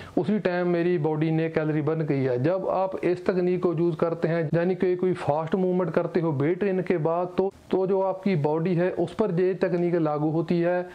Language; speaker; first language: Hindi; non-native, local second language; Punjabi